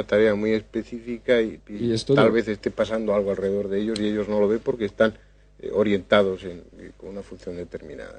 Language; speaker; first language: Spanish; native; Spanish